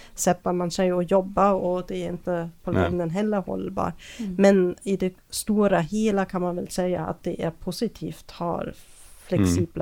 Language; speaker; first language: Swedish; non-native, fluent; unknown